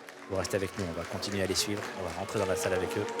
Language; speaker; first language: French; native; French